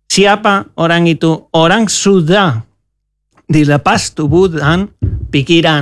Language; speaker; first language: Indonesian; non-native, learner; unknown